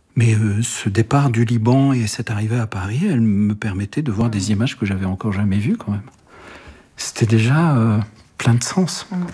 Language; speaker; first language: French; early bilingual, other home language; Arabic